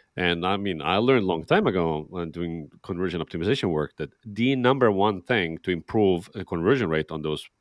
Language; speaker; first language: English; non-native, fluent; Estonian